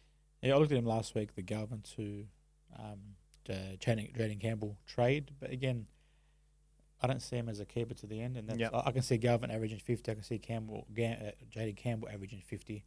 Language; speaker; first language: English; native; English